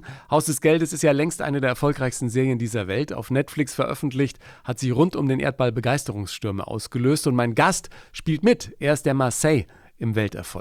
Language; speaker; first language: German; native; German